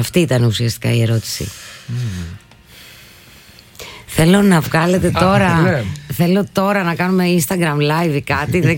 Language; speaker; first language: Greek; native; Greek